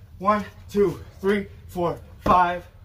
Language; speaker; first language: English; native; English